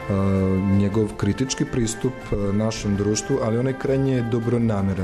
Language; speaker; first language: Serbian; native; Serbian